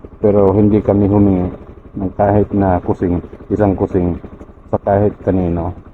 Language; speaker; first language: Filipino; non-native, local second language; Cebuano